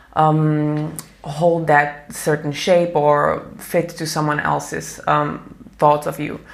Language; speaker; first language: English; non-native, fluent; Slovak